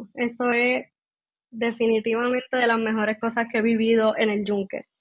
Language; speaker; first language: Spanish; native; Spanish